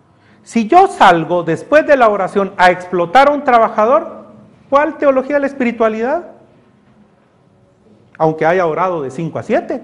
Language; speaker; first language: Spanish; native; Spanish